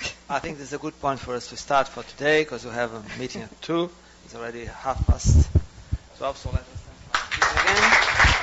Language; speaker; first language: English; non-native, fluent; Portuguese